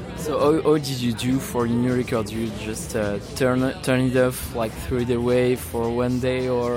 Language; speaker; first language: English; non-native, learner; French